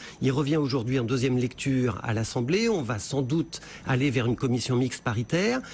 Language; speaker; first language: French; native; French